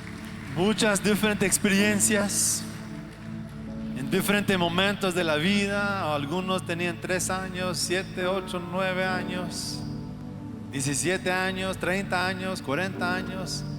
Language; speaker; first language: Spanish; non-native, fluent; English